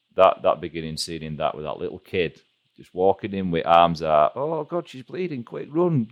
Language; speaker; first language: English; native; English